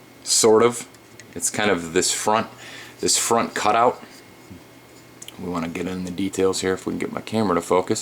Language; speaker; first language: English; native; English